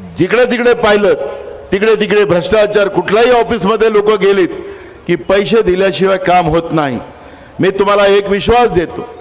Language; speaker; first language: Marathi; native; Marathi